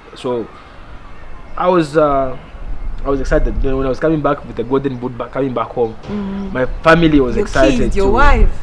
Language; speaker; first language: English; non-native, local second language; Bemba